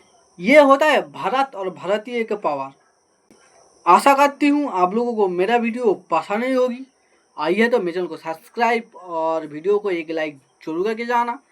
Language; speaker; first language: Hindi; native; Hindi